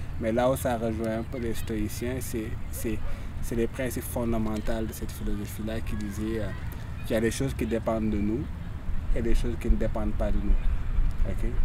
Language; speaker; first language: French; non-native, local second language; Wolof